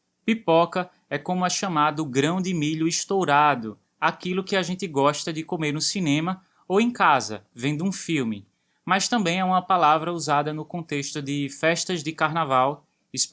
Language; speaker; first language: Portuguese; native; Portuguese